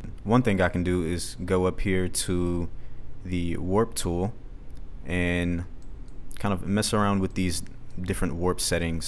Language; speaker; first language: English; native; English